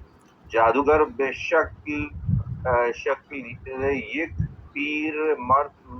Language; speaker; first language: Persian; non-native, learner; Urdu